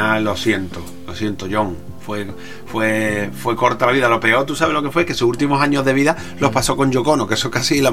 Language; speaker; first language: Spanish; native; Spanish